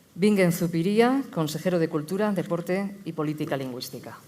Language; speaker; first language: Spanish; native; Spanish